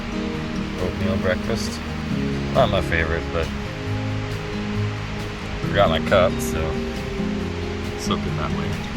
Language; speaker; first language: English; native; English